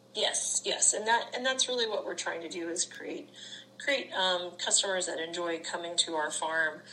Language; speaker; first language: English; native; English